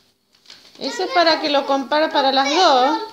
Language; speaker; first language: Spanish; native; Spanish